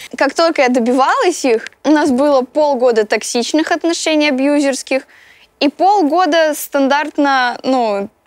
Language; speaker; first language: Russian; native; Russian